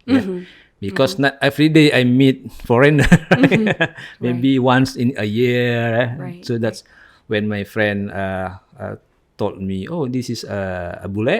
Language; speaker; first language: English; non-native, learner; Indonesian